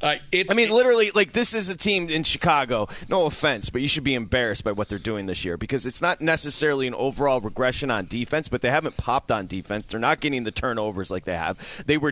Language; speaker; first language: English; native; English